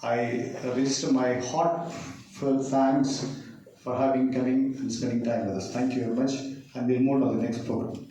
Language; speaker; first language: English; non-native, local second language; Tamil